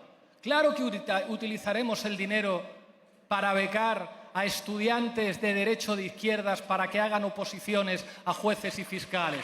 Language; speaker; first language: Spanish; native; Spanish